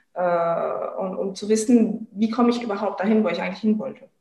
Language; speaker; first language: German; non-native, fluent; French